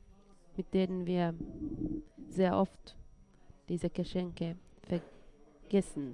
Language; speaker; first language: German; non-native, fluent; Finnish